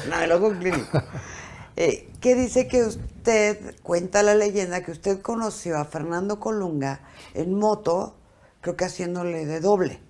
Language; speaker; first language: Spanish; native; Spanish